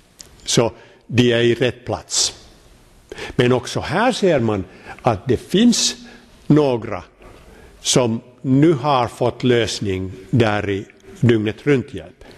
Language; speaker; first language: Swedish; non-native, local second language; Finnish